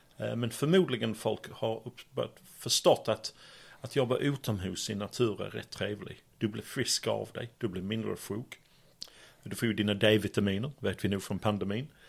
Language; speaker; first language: Swedish; non-native, fluent; English